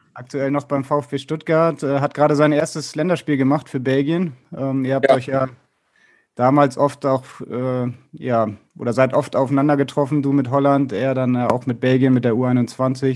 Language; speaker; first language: German; native; German